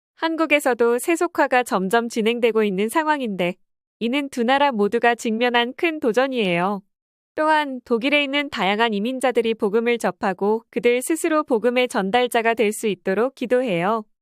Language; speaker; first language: Korean; native; Korean